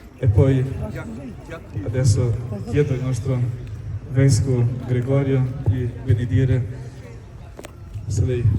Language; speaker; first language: Italian; non-native, fluent; Ukrainian